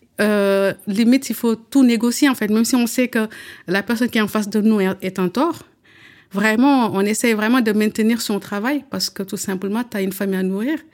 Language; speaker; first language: French; early bilingual, other home language; Wolof